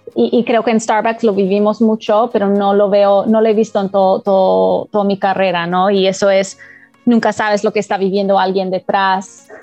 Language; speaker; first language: Spanish; non-native, fluent; English